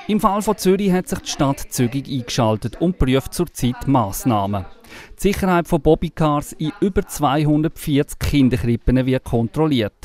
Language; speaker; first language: German; native; German